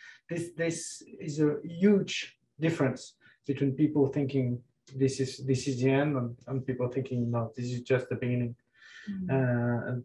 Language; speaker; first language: English; non-native, fluent; French